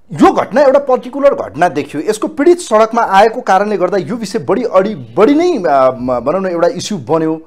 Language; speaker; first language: Nepali; native; Nepali